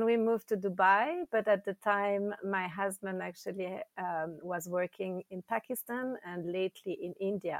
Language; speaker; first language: English; non-native, fluent; French